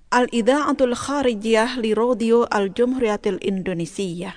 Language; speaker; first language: Arabic; non-native, fluent; Indonesian